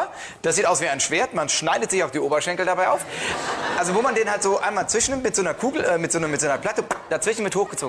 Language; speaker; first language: German; native; German